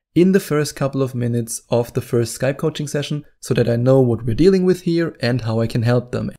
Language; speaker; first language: English; non-native, fluent; German